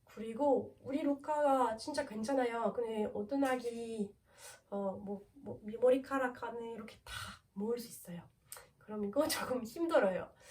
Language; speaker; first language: Korean; non-native, learner; French